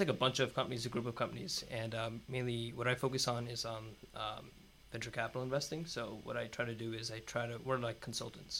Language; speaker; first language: English; native; English